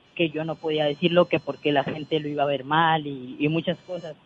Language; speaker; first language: Spanish; native; Spanish